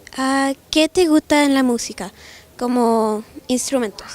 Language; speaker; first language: Spanish; non-native, learner; English